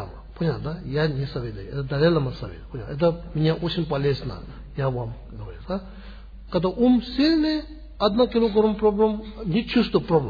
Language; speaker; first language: Russian; non-native, learner; Tibetan